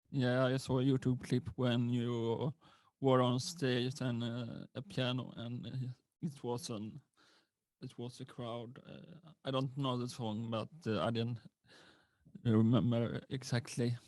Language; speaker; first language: English; non-native, learner; Swedish